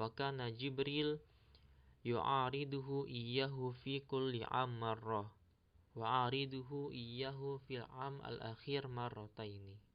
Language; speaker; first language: Arabic; non-native, learner; Indonesian